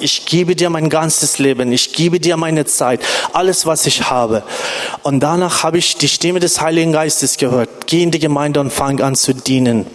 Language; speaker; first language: German; non-native, fluent; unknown